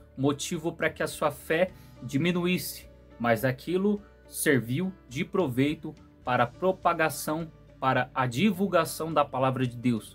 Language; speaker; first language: Portuguese; native; Portuguese